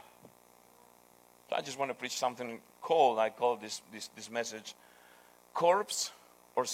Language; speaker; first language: English; non-native, fluent; Spanish